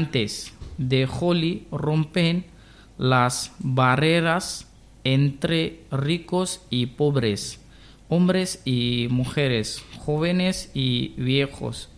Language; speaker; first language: Spanish; non-native, learner; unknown